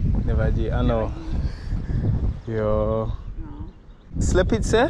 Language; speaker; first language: Czech; non-native, learner; English